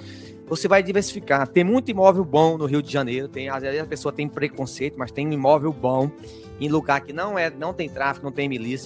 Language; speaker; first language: Portuguese; native; Portuguese